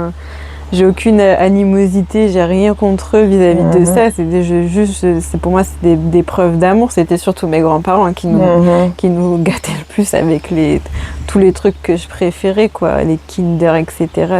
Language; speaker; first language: French; native; French